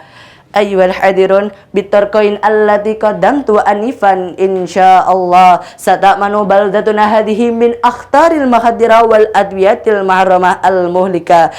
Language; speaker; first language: Arabic; non-native, learner; Indonesian